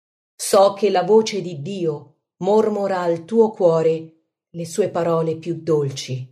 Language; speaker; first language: Italian; native; Italian